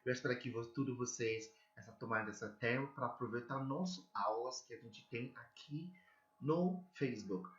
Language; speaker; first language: Portuguese; non-native, learner; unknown